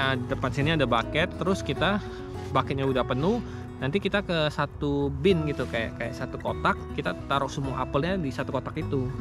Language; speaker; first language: Indonesian; native; Indonesian